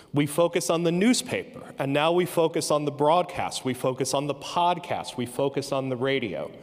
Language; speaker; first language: English; native; English